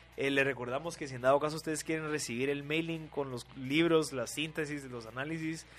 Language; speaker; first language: Spanish; native; Spanish